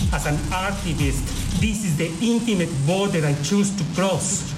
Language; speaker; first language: English; non-native, fluent; Spanish